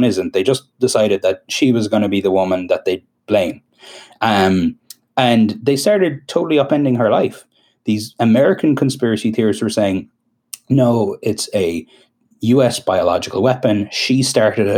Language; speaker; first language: English; native; English